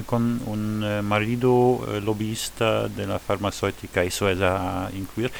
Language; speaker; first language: Spanish; non-native, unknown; French